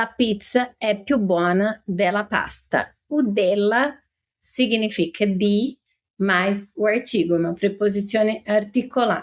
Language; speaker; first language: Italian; non-native, fluent; Portuguese